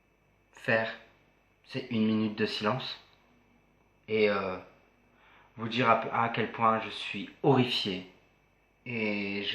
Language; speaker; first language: French; native; French